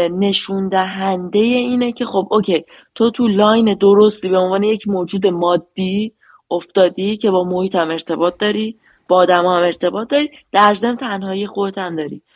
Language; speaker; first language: Persian; native; Persian